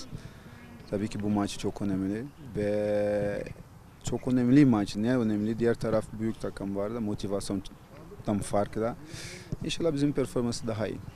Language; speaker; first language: Turkish; non-native, fluent; Portuguese